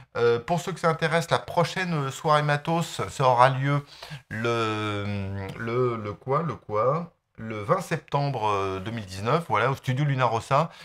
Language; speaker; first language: French; native; French